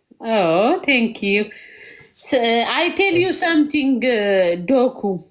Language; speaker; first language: English; non-native, learner; Amharic